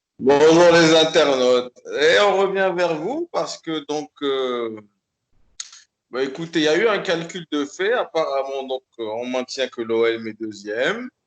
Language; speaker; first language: French; native; French